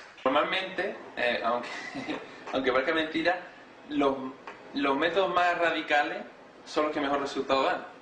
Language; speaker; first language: Spanish; native; Spanish